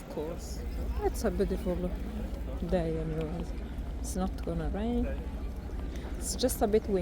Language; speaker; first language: English; non-native, fluent; Italian